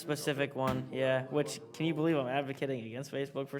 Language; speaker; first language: English; native; English